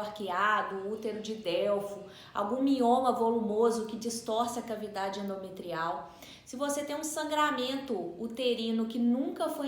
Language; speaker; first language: Portuguese; native; Portuguese